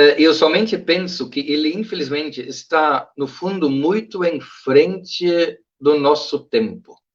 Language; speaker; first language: Portuguese; non-native, fluent; German